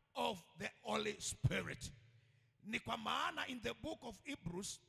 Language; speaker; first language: English; non-native, local second language; Swahili